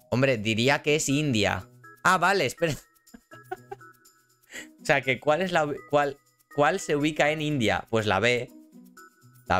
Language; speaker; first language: Spanish; native; Spanish